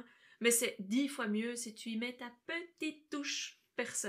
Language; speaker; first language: French; native; French